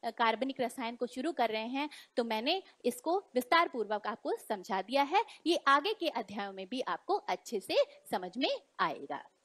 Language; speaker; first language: Hindi; native; Hindi